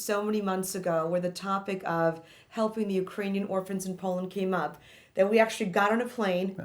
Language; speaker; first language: English; early bilingual, other home language; Polish